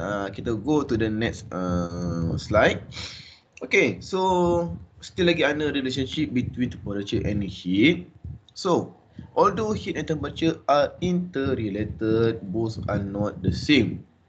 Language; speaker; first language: English; non-native, local second language; Malay